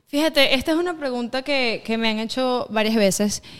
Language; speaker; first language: Spanish; native; Spanish